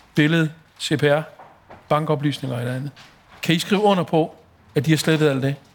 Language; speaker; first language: Danish; native; Danish